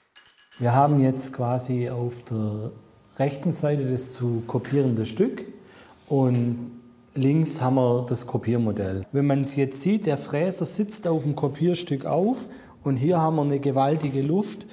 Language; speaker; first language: German; native; German